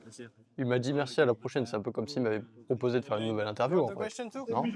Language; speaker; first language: French; native; French